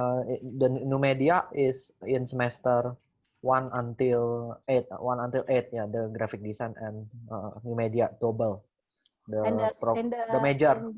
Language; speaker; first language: English; non-native, learner; Indonesian